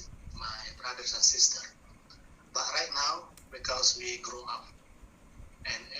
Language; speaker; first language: English; non-native, learner; Indonesian